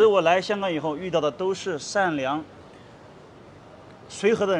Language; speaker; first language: Chinese; native; Chinese